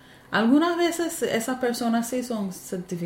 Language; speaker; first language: Spanish; early bilingual, heritage; Spanish